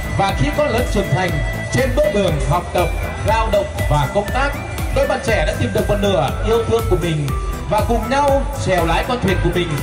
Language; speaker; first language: Vietnamese; non-native, local second language; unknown